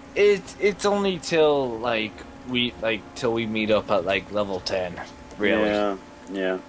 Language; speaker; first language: English; native; English